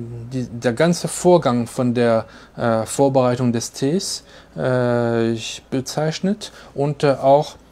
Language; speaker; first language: German; non-native, fluent; French